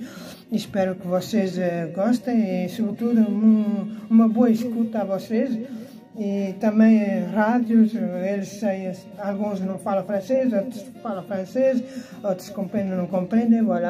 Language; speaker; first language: Portuguese; early bilingual, heritage; Portuguese